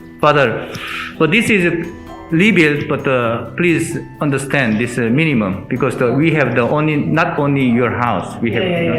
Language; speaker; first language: English; non-native, learner; Korean